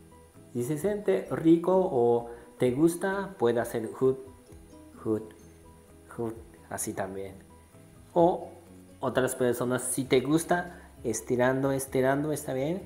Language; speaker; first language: Spanish; non-native, learner; Japanese